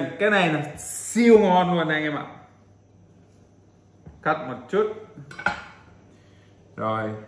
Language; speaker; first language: Vietnamese; non-native, fluent; English